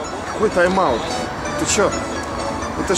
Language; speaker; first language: Russian; native; Russian